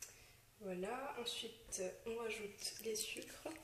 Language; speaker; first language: French; native; French